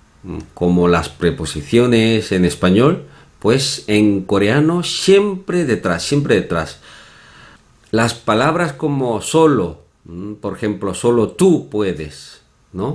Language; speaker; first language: Spanish; non-native, fluent; Korean